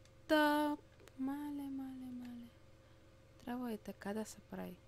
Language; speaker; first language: Bulgarian; native; Bulgarian